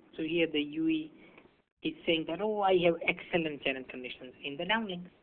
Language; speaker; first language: English; non-native, local second language; Hindi